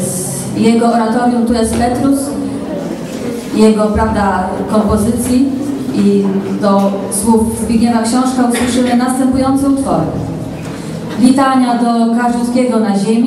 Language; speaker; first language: Polish; native; Polish